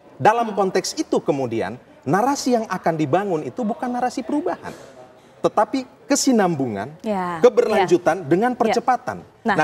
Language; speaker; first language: Indonesian; native; Indonesian